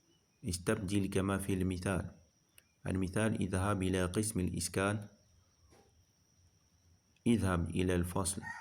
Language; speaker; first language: Arabic; non-native, fluent; French